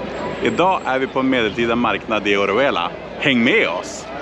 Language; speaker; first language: Swedish; native; Swedish